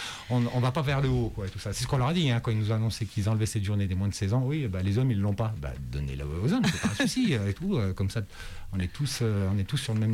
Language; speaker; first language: French; native; French